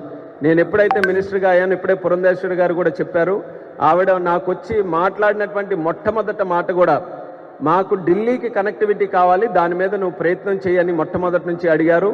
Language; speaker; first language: Telugu; native; Telugu